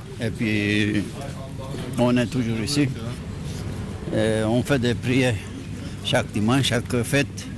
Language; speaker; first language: French; non-native, fluent; Greek